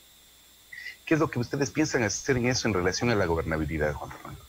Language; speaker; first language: Spanish; native; Spanish